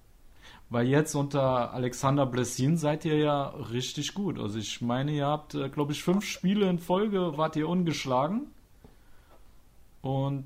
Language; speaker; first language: German; native; German